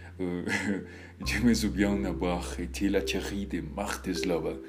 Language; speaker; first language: French; non-native, learner; Spanish